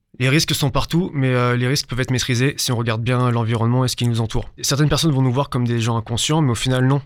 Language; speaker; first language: French; native; French